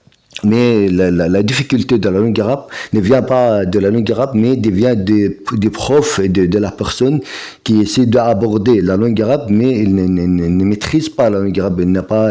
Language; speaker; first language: French; non-native, fluent; Arabic